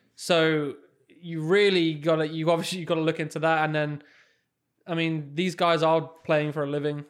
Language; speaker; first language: English; native; English